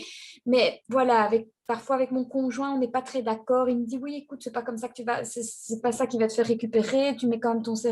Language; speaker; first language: French; native; French